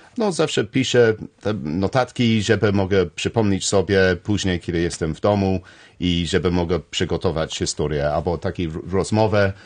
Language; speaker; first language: Polish; non-native, learner; English